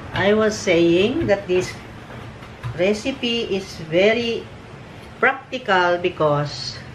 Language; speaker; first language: English; non-native, local second language; Filipino